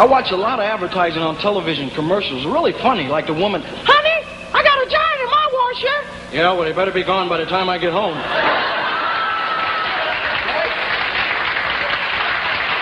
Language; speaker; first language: English; native; English